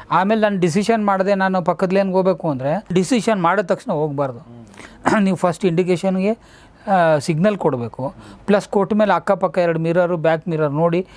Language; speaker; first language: Kannada; native; Kannada